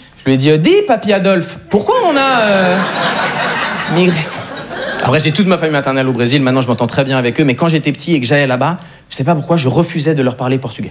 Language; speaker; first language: French; native; French